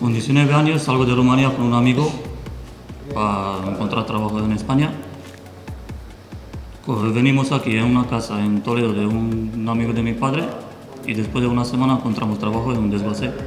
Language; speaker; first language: Spanish; non-native, fluent; Romanian